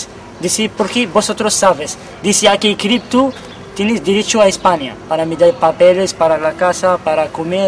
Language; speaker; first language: Spanish; non-native, learner; Kabyle